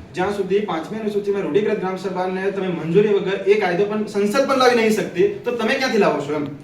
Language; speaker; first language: Gujarati; non-native, local second language; Rathawi